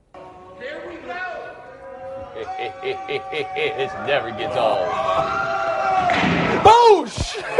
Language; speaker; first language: English; native; English